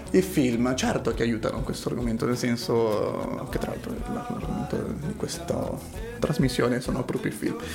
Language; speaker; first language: Italian; early bilingual, other home language; Spanish